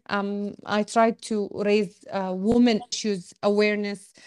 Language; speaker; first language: English; non-native, fluent; Arabic